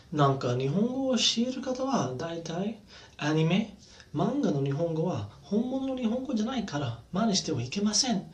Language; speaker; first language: Japanese; non-native, learner; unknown